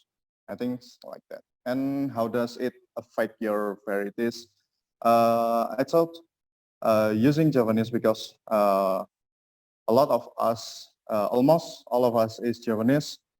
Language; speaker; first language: English; non-native, learner; Indonesian